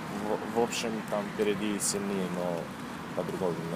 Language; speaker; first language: Russian; non-native, learner; Serbian